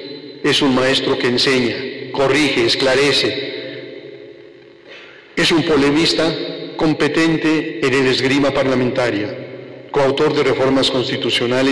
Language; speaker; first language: Spanish; native; Spanish